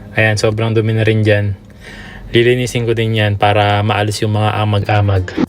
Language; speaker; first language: Filipino; native; Filipino